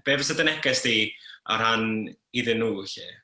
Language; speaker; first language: Welsh; native; Welsh